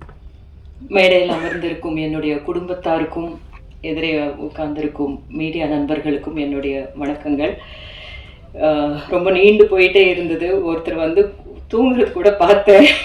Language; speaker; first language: Tamil; native; Tamil